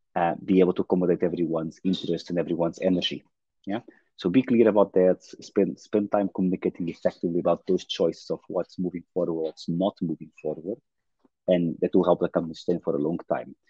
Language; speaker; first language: English; non-native, fluent; Portuguese